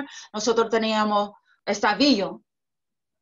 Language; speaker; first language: Spanish; early bilingual, heritage; Spanish